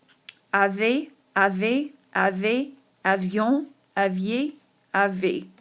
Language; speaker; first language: French; non-native, fluent; English